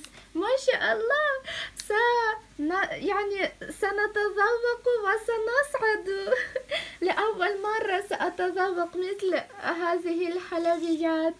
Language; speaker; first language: Arabic; non-native, fluent; Ukrainian